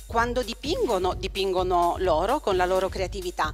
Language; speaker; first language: Italian; native; Italian